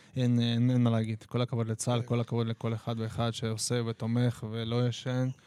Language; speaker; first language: Hebrew; native; Hebrew